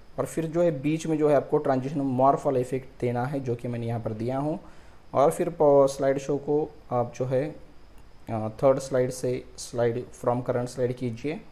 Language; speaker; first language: Hindi; non-native, local second language; Marathi